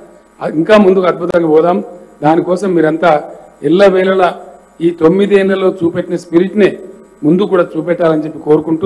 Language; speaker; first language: Telugu; native; Telugu